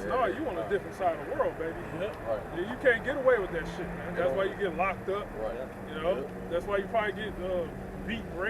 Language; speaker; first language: English; native; English